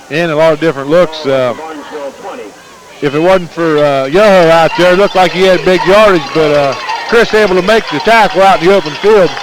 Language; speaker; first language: English; native; English